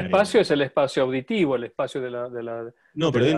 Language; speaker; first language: Spanish; native; Spanish